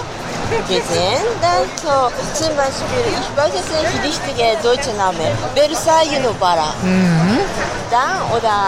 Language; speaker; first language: German; non-native, learner; Japanese